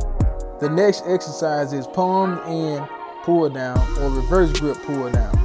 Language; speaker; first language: English; native; English